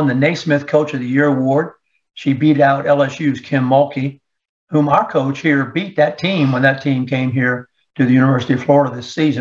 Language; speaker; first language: English; native; English